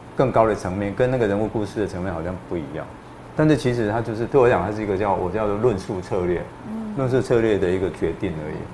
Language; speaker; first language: Chinese; native; Chinese